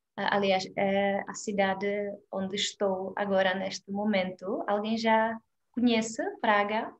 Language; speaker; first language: Portuguese; non-native, fluent; Czech